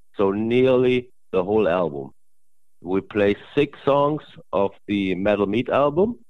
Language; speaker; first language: English; non-native, learner; German